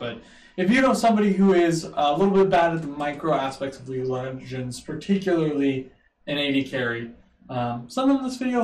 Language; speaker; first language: English; native; English